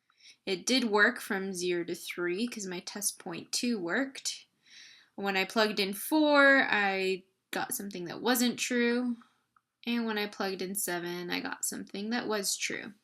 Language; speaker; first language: English; native; English